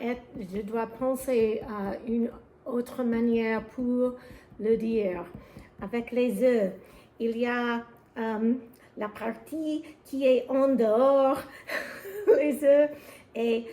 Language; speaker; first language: French; non-native, learner; English